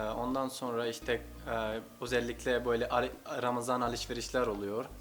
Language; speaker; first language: Turkish; non-native, fluent; Urdu